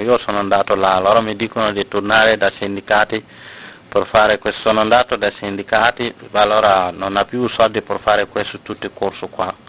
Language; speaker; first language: Italian; non-native, learner; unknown